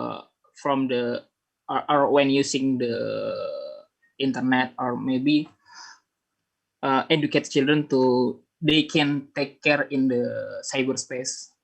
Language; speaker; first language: English; non-native, learner; Indonesian